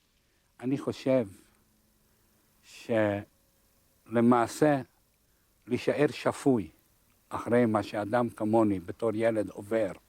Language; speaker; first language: Hebrew; non-native, fluent; Hungarian